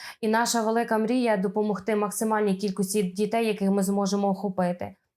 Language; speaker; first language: Ukrainian; native; Ukrainian